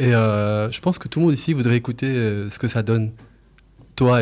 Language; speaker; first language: French; native; French